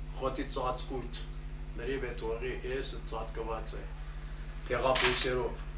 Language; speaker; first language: Armenian; early bilingual, heritage; Armenian